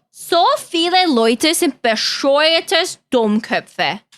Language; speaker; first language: German; non-native, learner; English